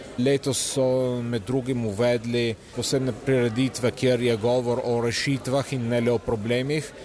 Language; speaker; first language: Slovenian; native; Slovenian